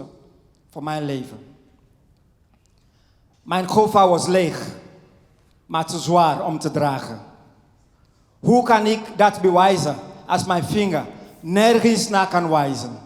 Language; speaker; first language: Dutch; non-native, fluent; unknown